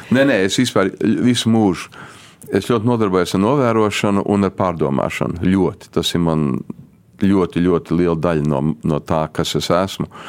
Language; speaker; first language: Latvian; early bilingual, heritage; Latvian